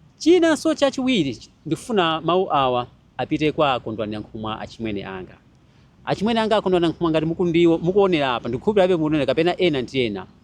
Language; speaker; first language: Nyanja; native; Nyanja